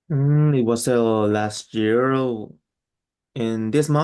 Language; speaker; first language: English; non-native, learner; Spanish